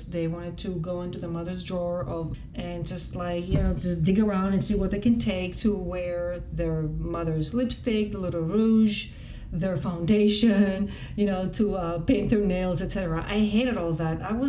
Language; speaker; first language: English; non-native, fluent; Greek